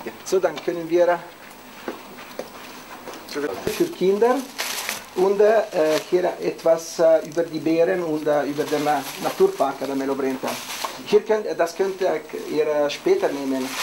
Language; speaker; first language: German; non-native, learner; Italian